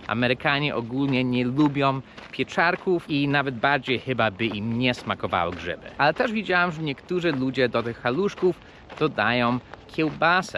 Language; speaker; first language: Polish; early bilingual, heritage; Polish